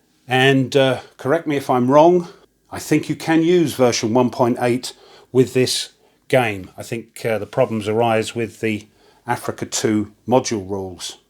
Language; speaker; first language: English; native; English